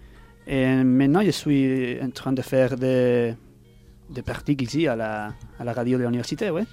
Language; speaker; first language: French; early bilingual, heritage; Spanish